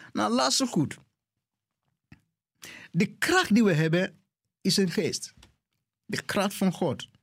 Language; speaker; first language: Dutch; non-native, fluent; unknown